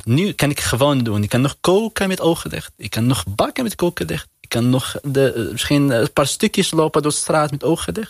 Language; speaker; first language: Dutch; non-native, fluent; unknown